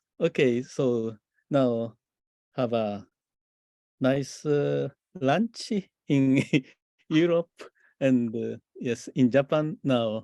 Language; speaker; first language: English; non-native, fluent; Japanese